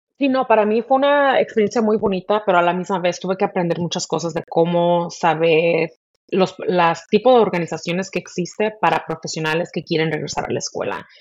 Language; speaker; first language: Spanish; early bilingual, heritage; Spanish